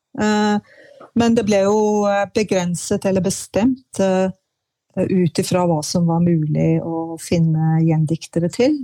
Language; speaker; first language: Norwegian; native; Norwegian